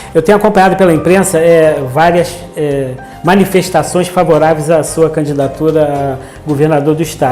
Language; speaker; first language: Portuguese; native; Portuguese